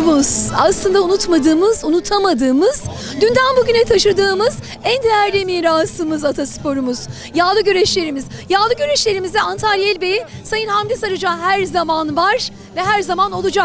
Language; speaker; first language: Turkish; native; Turkish